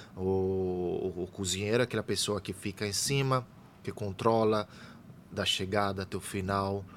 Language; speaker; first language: Portuguese; non-native, fluent; Italian